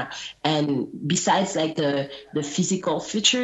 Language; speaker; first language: English; non-native, fluent; Guadeloupean Creole French